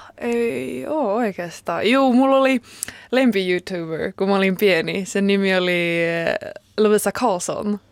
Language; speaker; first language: Finnish; early bilingual, heritage; Finnish